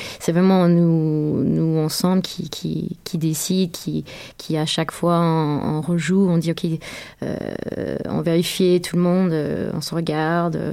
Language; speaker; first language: French; non-native, fluent; English